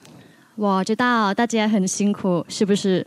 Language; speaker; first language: Chinese; non-native, learner; Thai